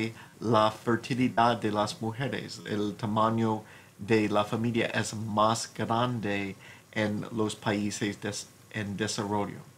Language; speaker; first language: Spanish; non-native, fluent; English